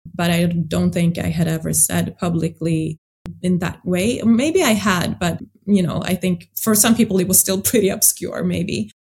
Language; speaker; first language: English; early bilingual, other home language; Swedish